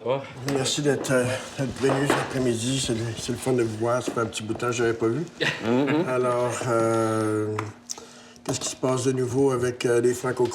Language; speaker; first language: French; native; French